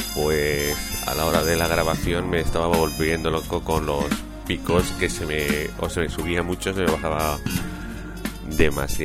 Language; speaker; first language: Spanish; native; Spanish